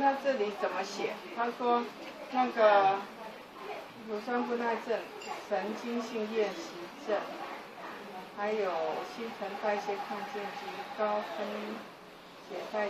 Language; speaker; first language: Chinese; native; Chinese